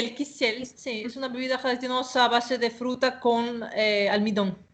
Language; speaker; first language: Spanish; non-native, fluent; Russian